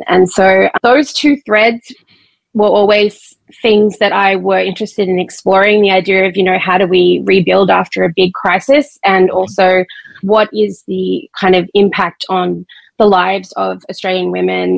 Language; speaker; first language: English; native; English